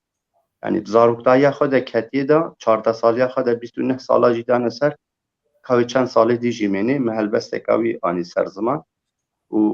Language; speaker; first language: Kurdish; native; Kurdish